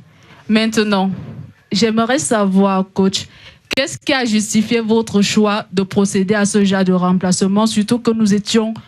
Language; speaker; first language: French; native; French